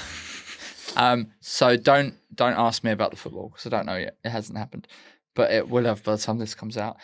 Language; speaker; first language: English; native; English